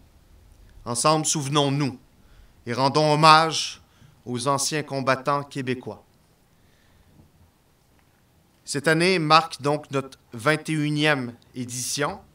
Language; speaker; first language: French; native; French